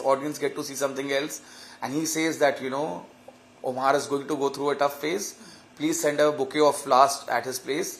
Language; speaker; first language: English; non-native, local second language; Hindi